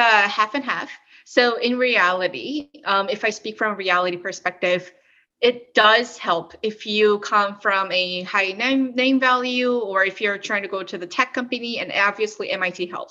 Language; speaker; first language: English; early bilingual, other home language; Korean